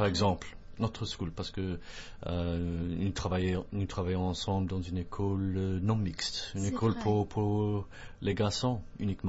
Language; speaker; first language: French; non-native, fluent; English